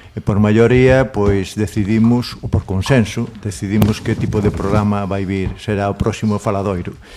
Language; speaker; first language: Galician; non-native, local second language; Spanish